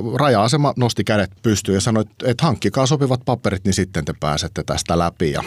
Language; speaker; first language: Finnish; native; Finnish